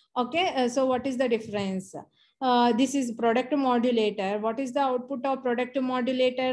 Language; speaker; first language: English; non-native, local second language; Telugu